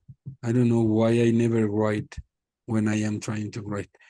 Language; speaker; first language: English; non-native, fluent; Spanish